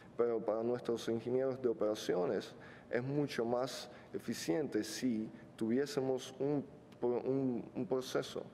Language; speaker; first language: Spanish; non-native, fluent; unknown